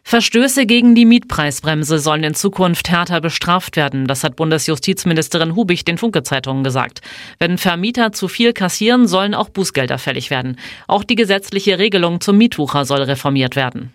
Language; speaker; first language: German; native; German